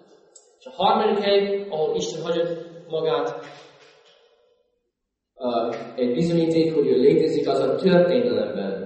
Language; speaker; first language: Hungarian; non-native, fluent; English